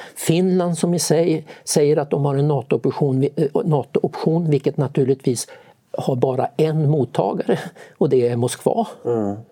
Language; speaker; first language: Swedish; native; Swedish